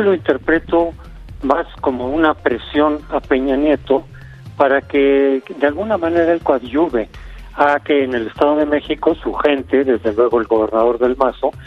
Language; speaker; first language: Spanish; native; Spanish